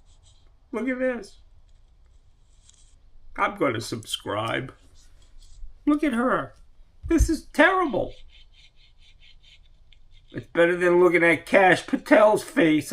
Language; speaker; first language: English; native; English